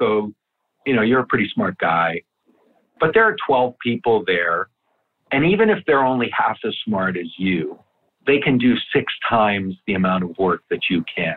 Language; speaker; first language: English; early bilingual, other home language; Italian